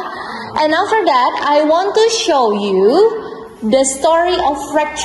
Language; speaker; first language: English; non-native, fluent; Indonesian